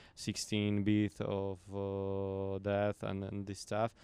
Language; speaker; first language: English; non-native, fluent; Slovak